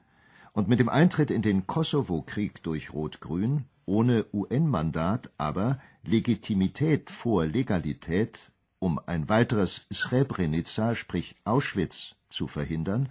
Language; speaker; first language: German; native; German